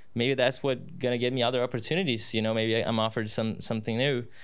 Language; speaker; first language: English; non-native, fluent; Portuguese